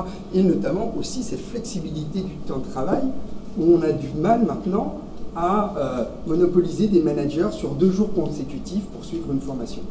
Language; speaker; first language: French; native; French